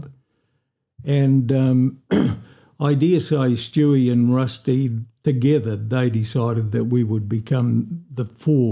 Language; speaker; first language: English; native; English